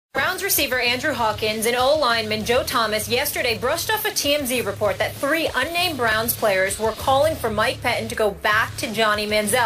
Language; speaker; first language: English; native; English